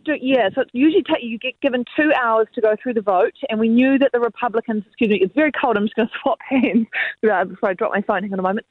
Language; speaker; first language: English; native; English